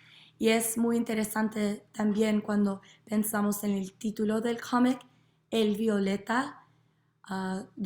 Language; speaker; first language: Spanish; non-native, learner; English